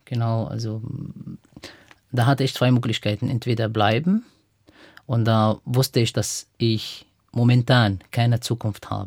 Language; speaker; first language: German; non-native, fluent; Arabic